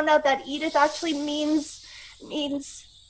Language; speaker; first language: English; non-native, local second language; Cantonese